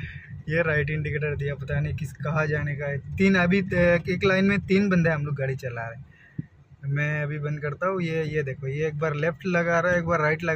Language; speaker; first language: Hindi; native; Hindi